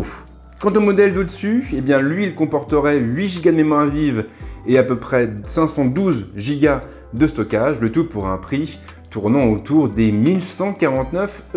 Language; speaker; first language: French; native; French